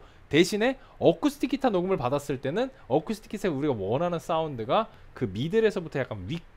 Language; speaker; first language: Korean; native; Korean